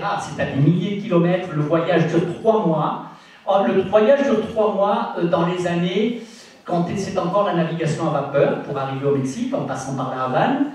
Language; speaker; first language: French; native; French